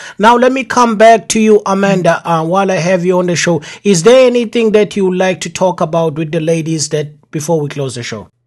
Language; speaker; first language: English; non-native, local second language; Zulu